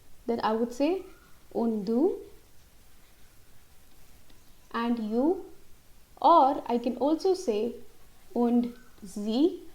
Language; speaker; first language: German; non-native, fluent; Hindi